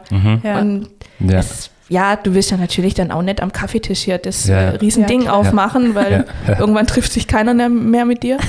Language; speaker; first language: German; native; German